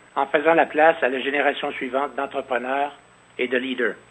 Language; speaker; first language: French; native; French